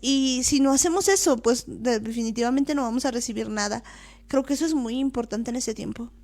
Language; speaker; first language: Spanish; native; Spanish